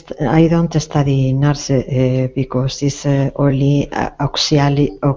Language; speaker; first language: English; non-native, learner; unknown